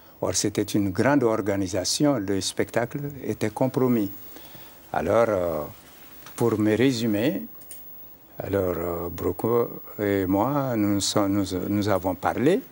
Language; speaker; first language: French; non-native, local second language; Mandingo